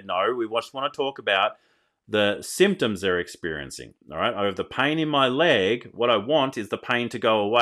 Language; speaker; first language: English; native; English